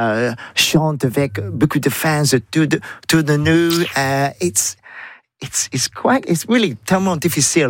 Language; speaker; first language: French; non-native, learner; English